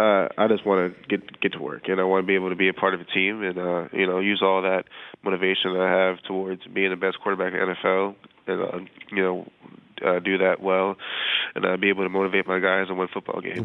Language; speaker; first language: English; native; English